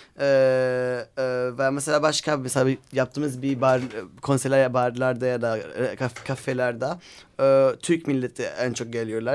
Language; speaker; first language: Turkish; non-native, learner; Arabic